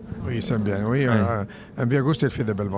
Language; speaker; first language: French; non-native, fluent; Italian